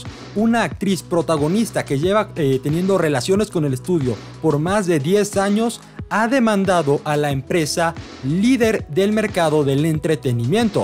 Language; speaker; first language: Spanish; native; Spanish